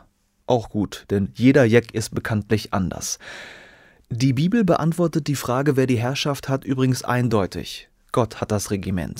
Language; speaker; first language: German; native; German